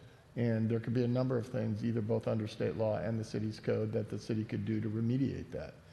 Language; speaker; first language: English; native; English